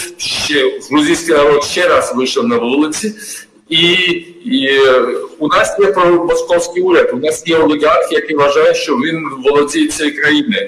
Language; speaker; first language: Ukrainian; non-native, fluent; Georgian